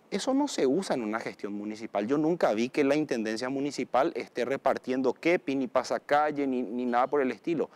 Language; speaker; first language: Spanish; native; Spanish